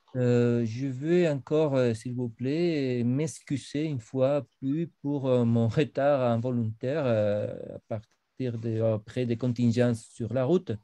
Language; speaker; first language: French; non-native, fluent; Spanish